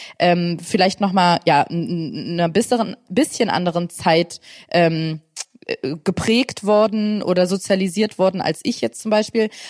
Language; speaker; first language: German; native; German